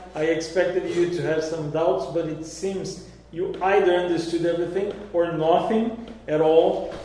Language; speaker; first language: English; non-native, fluent; Portuguese